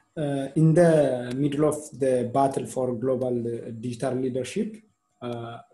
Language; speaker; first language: English; non-native, fluent; Amharic